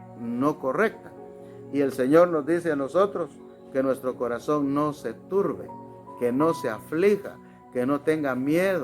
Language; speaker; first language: Spanish; native; Spanish